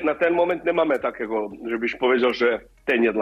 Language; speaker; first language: Polish; non-native, learner; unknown